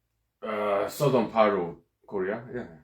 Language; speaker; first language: English; non-native, fluent; Korean